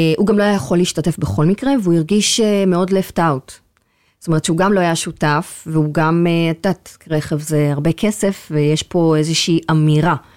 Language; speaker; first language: Hebrew; native; Hebrew